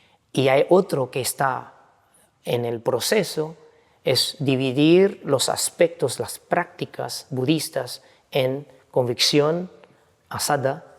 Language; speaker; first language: Spanish; non-native, fluent; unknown